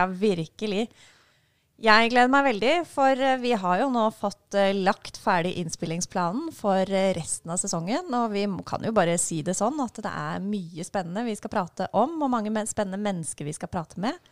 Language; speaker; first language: Norwegian; native; Norwegian